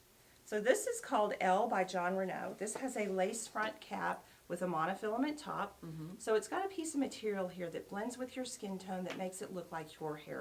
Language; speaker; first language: English; native; English